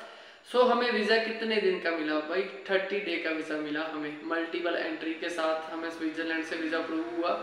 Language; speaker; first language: Hindi; non-native, local second language; Punjabi